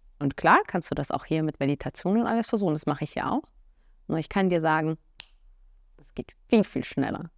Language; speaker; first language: German; early bilingual, other home language; Arabic